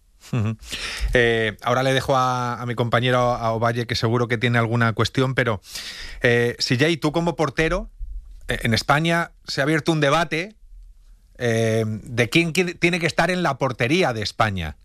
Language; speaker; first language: Spanish; native; Spanish